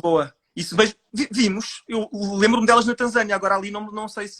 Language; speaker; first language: Portuguese; native; Portuguese